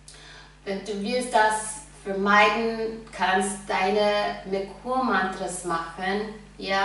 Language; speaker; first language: German; non-native, fluent; English